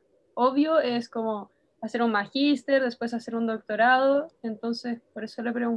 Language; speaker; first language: Spanish; native; Spanish